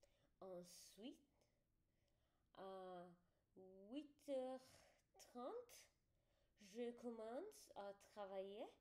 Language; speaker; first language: French; non-native, learner; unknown